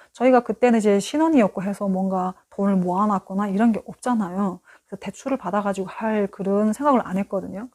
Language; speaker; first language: Korean; native; Korean